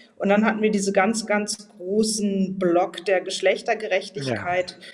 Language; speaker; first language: German; native; German